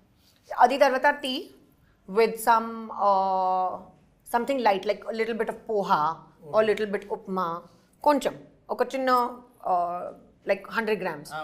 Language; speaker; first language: Telugu; non-native, learner; Hindi